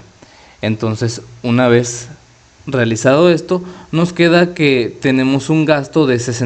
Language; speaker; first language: Spanish; native; Spanish